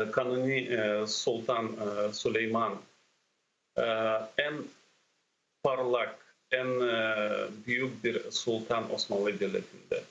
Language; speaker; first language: Turkish; non-native, fluent; Ukrainian